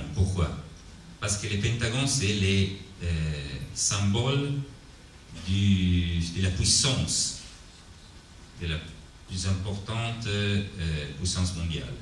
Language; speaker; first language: French; non-native, learner; Italian